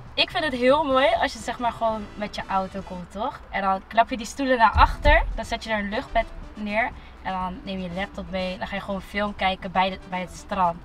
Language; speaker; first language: Dutch; early bilingual, other home language; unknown